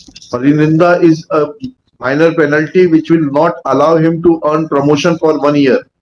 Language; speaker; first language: English; non-native, local second language; Hindi